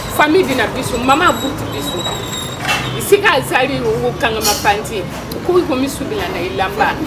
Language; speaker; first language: Lingala; non-native, local second language; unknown